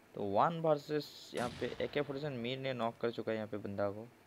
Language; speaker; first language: Hindi; non-native, local second language; Assamese